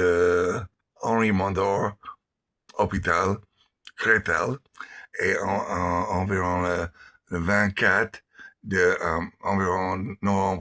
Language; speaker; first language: French; non-native, learner; English